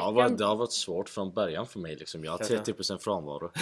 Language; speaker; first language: Swedish; early bilingual, other home language; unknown